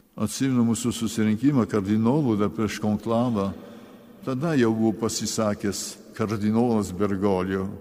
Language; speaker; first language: Lithuanian; early bilingual, heritage; Lithuanian